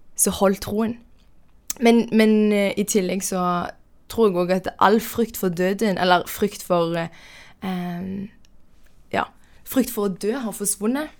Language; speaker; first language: Norwegian; native; Norwegian